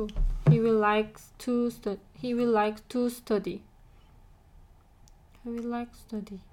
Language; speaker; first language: English; non-native, learner; Korean